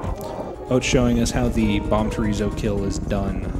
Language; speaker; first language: English; native; English